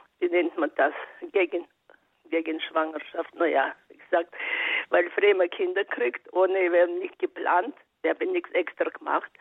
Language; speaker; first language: German; non-native, learner; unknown